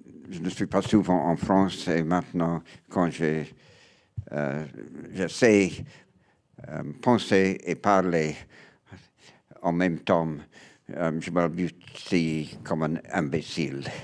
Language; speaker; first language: French; non-native, learner; English